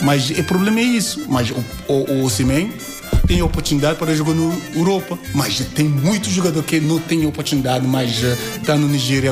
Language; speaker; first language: Portuguese; non-native, learner; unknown